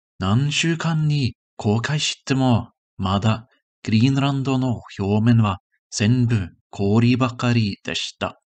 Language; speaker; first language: Japanese; non-native, learner; English